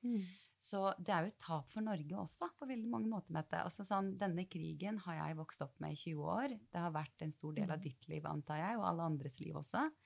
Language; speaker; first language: Norwegian; early bilingual, other home language; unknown